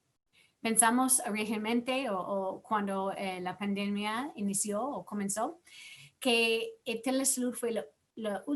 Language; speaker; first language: Spanish; non-native, fluent; English